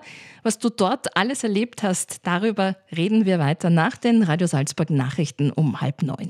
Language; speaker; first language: German; native; German